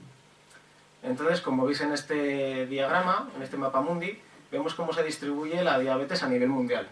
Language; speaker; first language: Spanish; native; Spanish